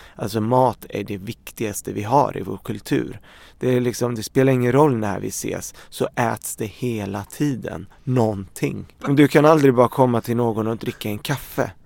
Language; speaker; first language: Swedish; early bilingual, other home language; Arabic